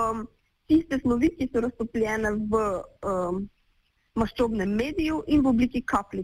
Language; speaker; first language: Slovenian; native; Slovenian